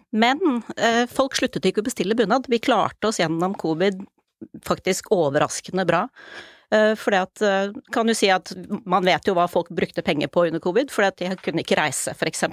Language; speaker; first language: Norwegian; native; Norwegian